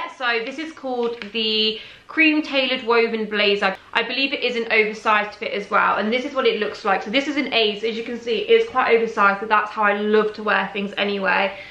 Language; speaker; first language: English; native; English